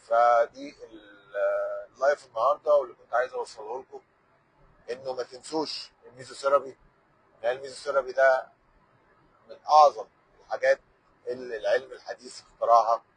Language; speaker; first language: Arabic; native; Arabic